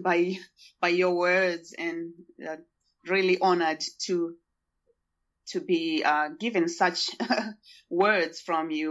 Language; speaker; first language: English; non-native, local second language; Shona